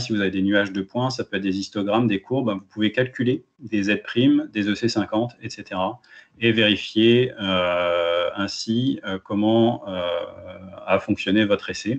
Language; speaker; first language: French; native; French